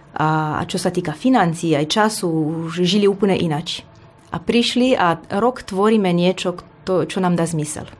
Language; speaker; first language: Slovak; non-native, fluent; Romanian